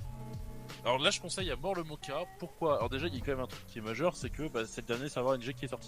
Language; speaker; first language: French; native; French